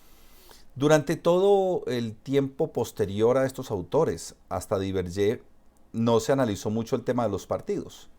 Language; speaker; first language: Spanish; native; Spanish